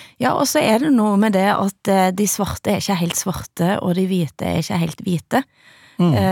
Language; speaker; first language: Norwegian; native; Norwegian